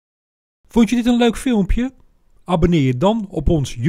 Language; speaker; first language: Dutch; native; Dutch